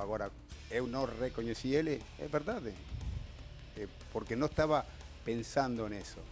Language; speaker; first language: Portuguese; non-native, learner; Spanish